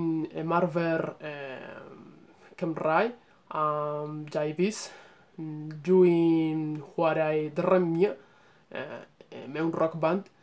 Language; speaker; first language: Welsh; non-native, learner; Spanish